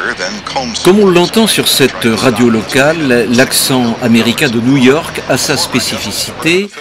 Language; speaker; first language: French; non-native, fluent; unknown